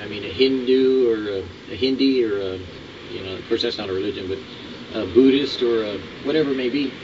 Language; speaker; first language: English; native; English